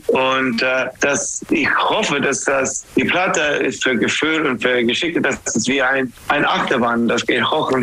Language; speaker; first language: German; non-native, fluent; English